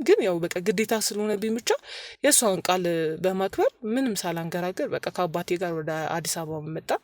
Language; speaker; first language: Amharic; native; Amharic